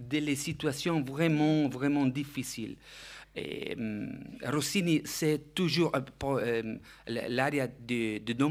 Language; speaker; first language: French; non-native, fluent; Italian